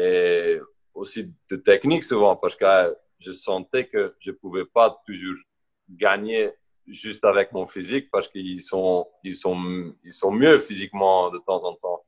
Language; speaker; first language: French; non-native, local second language; Dutch